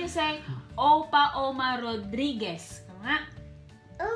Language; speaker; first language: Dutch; non-native, learner; Filipino